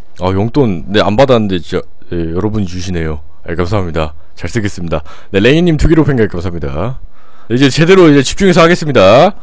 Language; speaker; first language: Korean; native; Korean